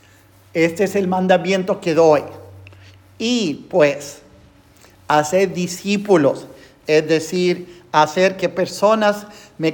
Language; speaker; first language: Spanish; non-native, fluent; English